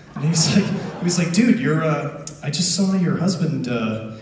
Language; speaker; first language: English; native; English